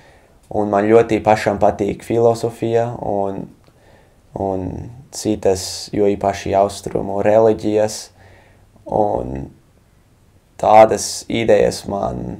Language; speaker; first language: Latvian; non-native, fluent; English